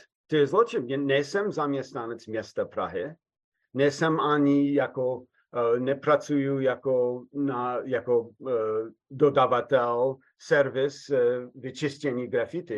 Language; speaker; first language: Czech; non-native, fluent; English